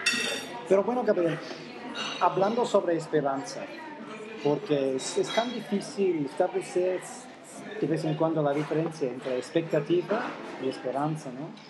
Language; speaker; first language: Spanish; non-native, fluent; English